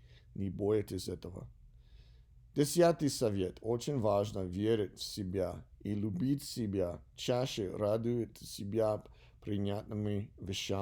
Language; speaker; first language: Russian; non-native, learner; English